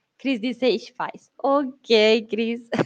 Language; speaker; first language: German; non-native, fluent; Spanish